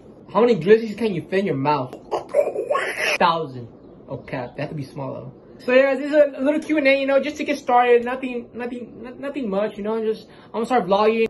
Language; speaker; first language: English; early bilingual, other home language; Spanish